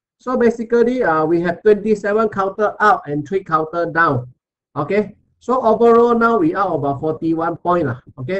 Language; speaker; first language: English; non-native, local second language; Chinese